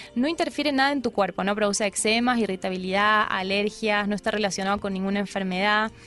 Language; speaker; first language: Spanish; native; Spanish